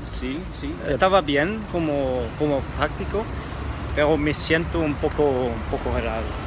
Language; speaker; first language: Spanish; non-native, learner; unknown